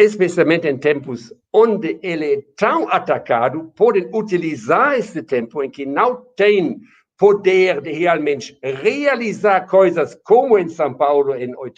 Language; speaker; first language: Portuguese; non-native, fluent; German